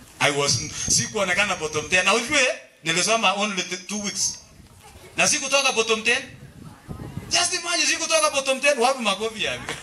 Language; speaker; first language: Swahili; non-native, local second language; Kalenjin